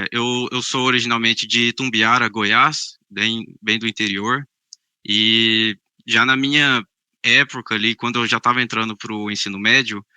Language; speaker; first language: Portuguese; native; Portuguese